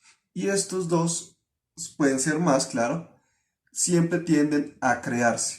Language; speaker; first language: Spanish; native; Spanish